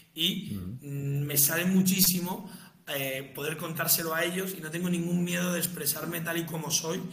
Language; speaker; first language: Spanish; native; Spanish